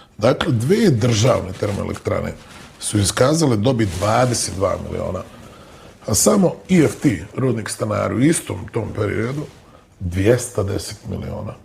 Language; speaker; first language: Bosnian; native; Bosnian